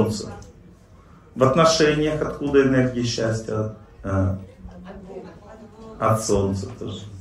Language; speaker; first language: Russian; native; Russian